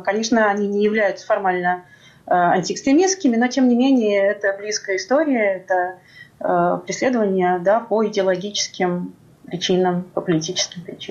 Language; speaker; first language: Russian; native; Russian